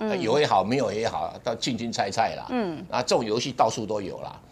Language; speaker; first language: Chinese; native; Chinese